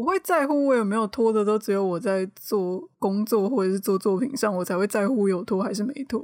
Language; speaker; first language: Chinese; native; Chinese